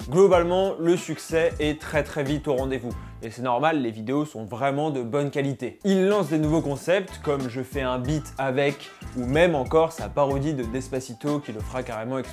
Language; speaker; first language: French; native; French